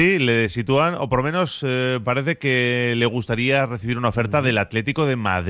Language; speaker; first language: Spanish; native; Spanish